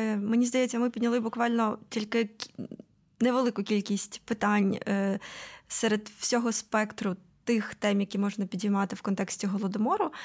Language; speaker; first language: Ukrainian; native; Ukrainian